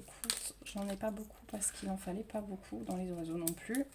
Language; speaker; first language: French; native; French